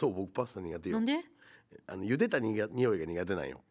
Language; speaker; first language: Japanese; native; Japanese